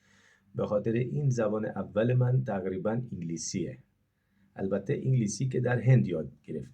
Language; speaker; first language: Persian; non-native, fluent; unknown